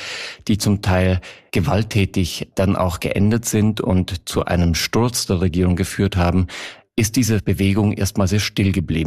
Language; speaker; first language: German; native; German